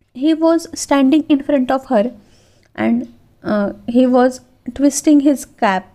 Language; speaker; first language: English; non-native, local second language; Marathi